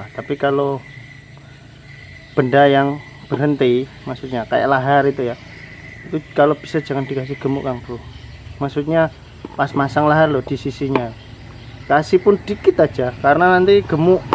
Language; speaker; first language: Indonesian; native; Indonesian